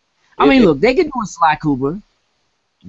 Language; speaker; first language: English; native; English